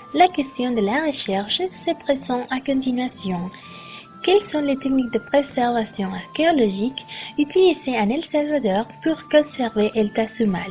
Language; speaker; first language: French; non-native, learner; Spanish